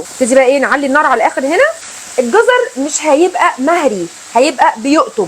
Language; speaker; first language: Arabic; native; Arabic